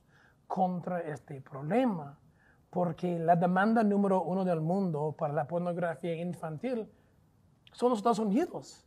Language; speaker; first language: Spanish; non-native, fluent; English